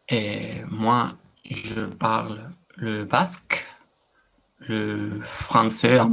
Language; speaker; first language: French; non-native, learner; Basque